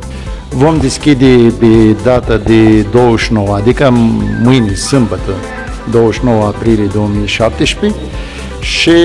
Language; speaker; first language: Romanian; non-native, fluent; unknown